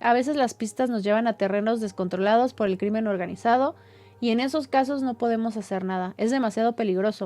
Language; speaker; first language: Spanish; native; Spanish